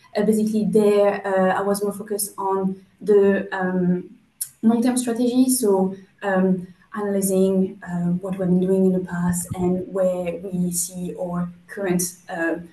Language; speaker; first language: English; non-native, fluent; French